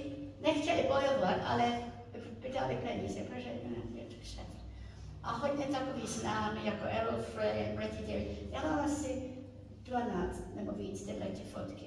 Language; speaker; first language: Czech; early bilingual, heritage; Czech